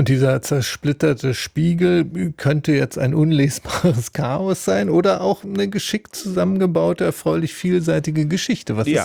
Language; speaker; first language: German; native; German